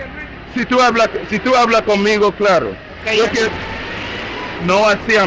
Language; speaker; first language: Spanish; non-native, learner; English